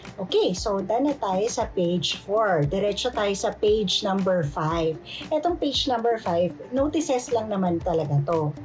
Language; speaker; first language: Filipino; native; Filipino